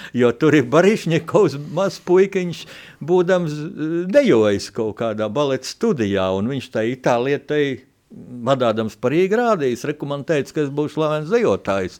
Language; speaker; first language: Latvian; native; Latvian